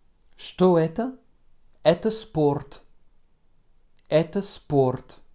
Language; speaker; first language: Russian; non-native, fluent; French